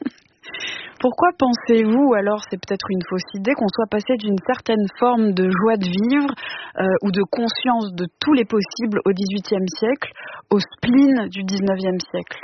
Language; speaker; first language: French; native; French